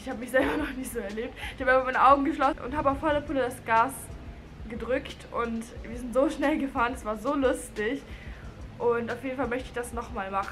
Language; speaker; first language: German; native; German